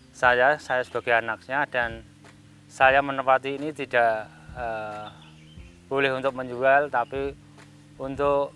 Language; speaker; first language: Indonesian; non-native, local second language; Javanese